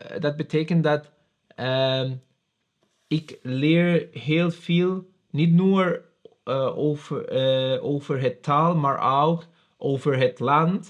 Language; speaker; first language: Dutch; non-native, learner; Spanish